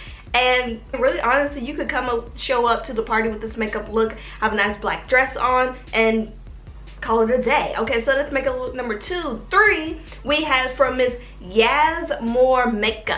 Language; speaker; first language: English; native; English